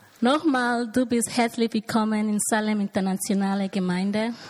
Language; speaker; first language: German; non-native, learner; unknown